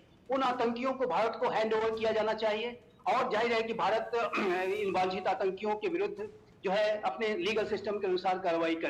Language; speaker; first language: Hindi; native; Hindi